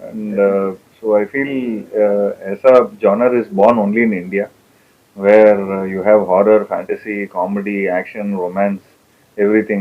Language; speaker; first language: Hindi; non-native, local second language; Tamil